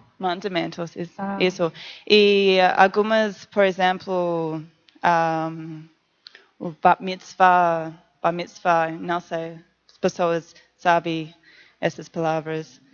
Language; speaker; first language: Portuguese; non-native, learner; English